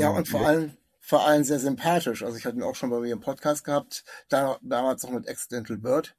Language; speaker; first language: German; native; German